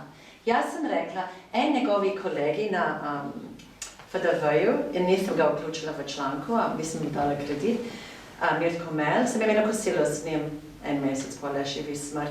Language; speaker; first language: Slovenian; non-native, fluent; English